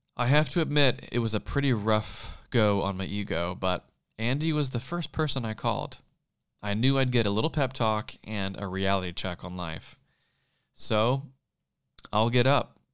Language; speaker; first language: English; native; English